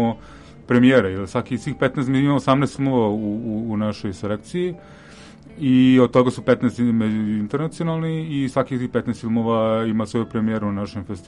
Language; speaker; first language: Serbian; native; Serbian